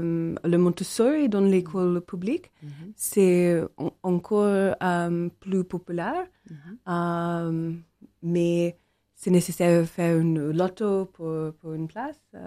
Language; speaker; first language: French; non-native, learner; English